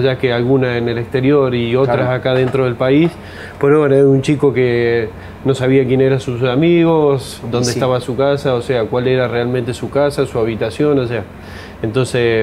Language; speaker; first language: Spanish; native; Spanish